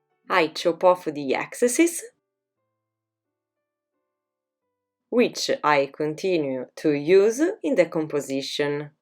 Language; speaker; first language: English; non-native, fluent; Italian